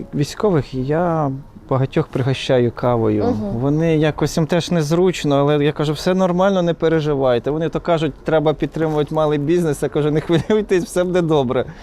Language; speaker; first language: Ukrainian; native; Ukrainian